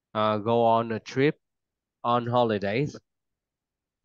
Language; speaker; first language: English; non-native, fluent; Vietnamese